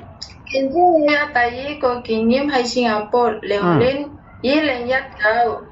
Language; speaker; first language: Cantonese; non-native, learner; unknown